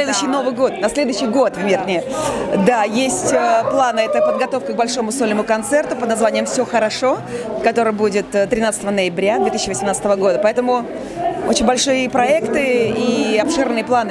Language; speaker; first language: Russian; native; Russian